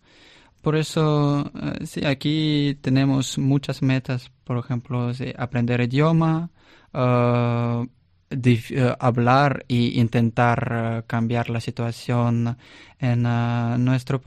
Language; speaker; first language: Spanish; non-native, learner; Russian